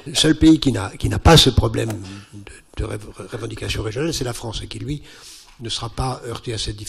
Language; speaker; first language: French; native; French